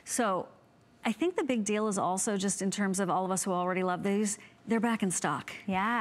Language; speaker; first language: English; native; English